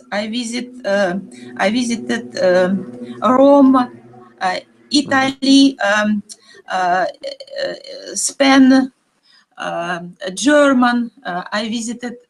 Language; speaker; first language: English; non-native, learner; Russian